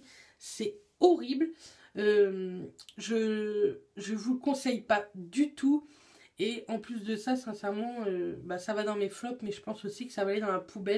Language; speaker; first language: French; native; French